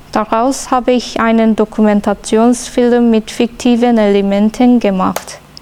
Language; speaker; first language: German; non-native, fluent; Korean